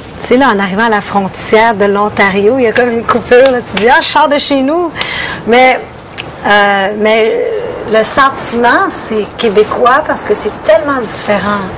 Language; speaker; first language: French; early bilingual, other home language; Italian